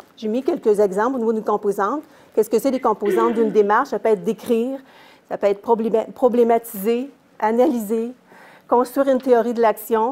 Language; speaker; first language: French; native; French